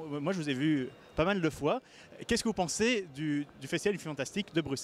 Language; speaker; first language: French; native; French